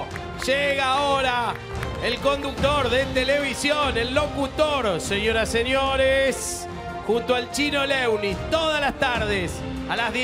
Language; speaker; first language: Spanish; native; Spanish